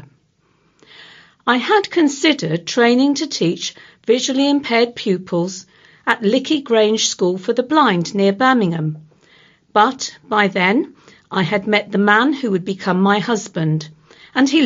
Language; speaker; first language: English; native; English